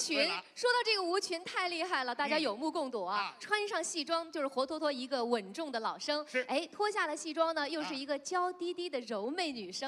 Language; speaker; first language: Chinese; native; Chinese